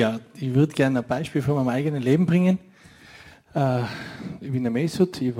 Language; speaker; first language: German; native; German